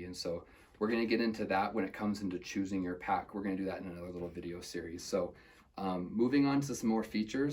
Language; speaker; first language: English; native; English